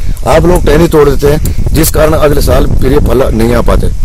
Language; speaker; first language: Hindi; native; Hindi